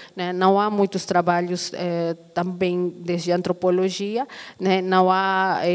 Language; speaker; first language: Portuguese; non-native, fluent; Aymara